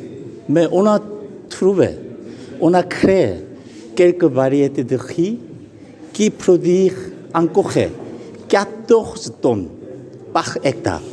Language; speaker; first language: French; non-native, fluent; Korean